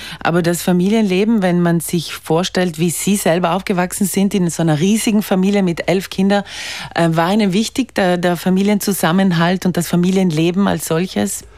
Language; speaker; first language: German; native; German